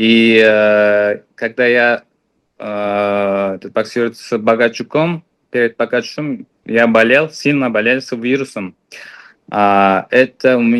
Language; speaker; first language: Russian; non-native, fluent; Uzbek